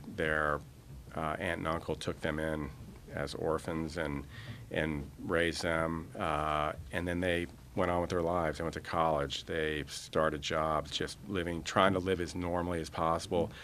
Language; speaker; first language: English; native; English